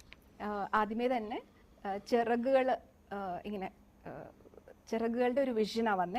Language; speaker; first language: Malayalam; native; Malayalam